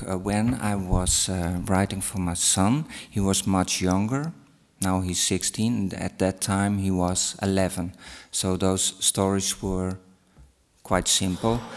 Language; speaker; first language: English; non-native, fluent; Western Frisian